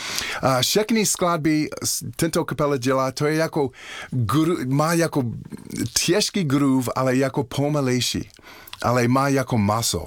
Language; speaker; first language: Czech; non-native, learner; English